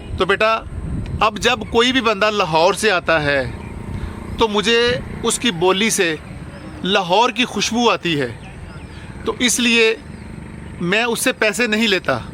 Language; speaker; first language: Urdu; non-native, local second language; Punjabi